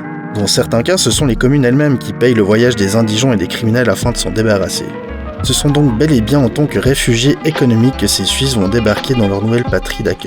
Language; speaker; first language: French; native; French